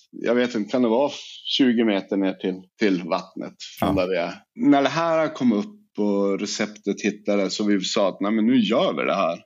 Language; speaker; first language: Swedish; native; Swedish